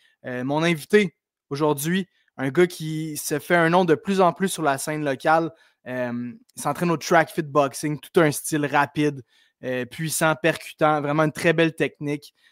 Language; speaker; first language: French; native; French